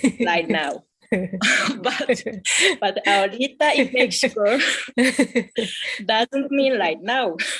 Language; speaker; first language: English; non-native, fluent; Japanese